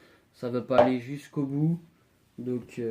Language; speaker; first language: French; native; French